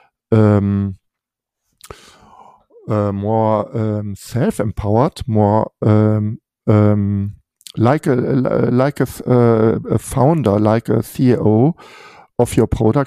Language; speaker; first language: English; non-native, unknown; German